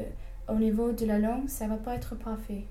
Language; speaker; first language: French; non-native, fluent; English